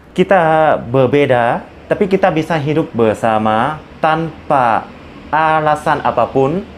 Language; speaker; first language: Indonesian; non-native, learner; Lao